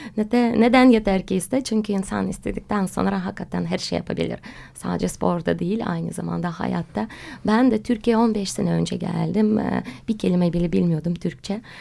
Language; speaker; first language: Turkish; non-native, fluent; Russian